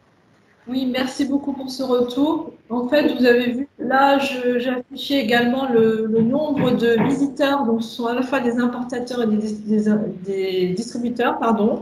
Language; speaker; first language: French; native; French